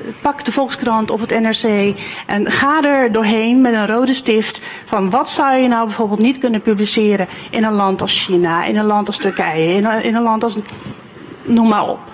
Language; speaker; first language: Dutch; early bilingual, other home language; Turkish